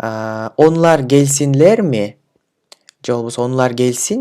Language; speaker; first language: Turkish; non-native, fluent; Kyrgyz